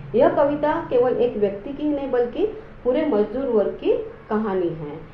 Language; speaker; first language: Hindi; non-native, local second language; Marathi